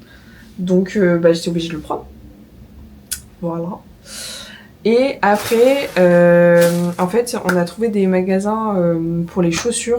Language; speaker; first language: French; native; French